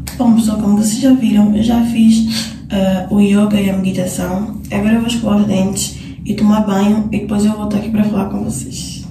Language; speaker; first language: Portuguese; native; Portuguese